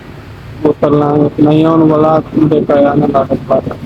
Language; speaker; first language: Filipino; non-native, learner; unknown